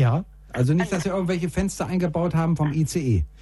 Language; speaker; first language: German; native; German